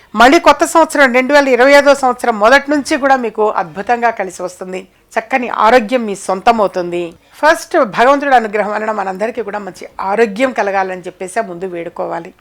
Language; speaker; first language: Telugu; native; Telugu